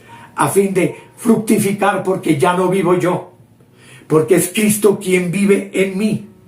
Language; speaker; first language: Spanish; native; Spanish